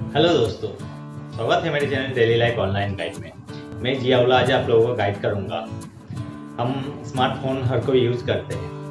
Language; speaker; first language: Hindi; non-native, local second language; Bangla